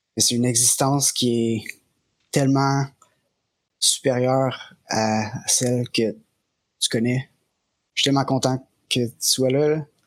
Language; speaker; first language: French; native; French